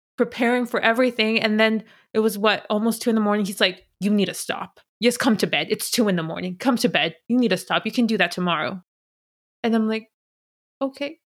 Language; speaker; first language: English; early bilingual, other home language; Spanish